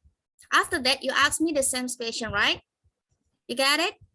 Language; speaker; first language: English; non-native, fluent; Indonesian